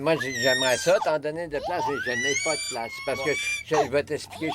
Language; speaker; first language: French; native; French